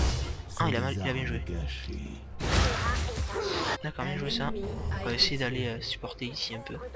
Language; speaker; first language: French; native; French